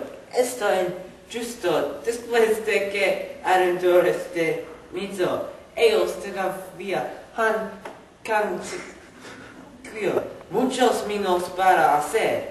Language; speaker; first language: Spanish; non-native, learner; English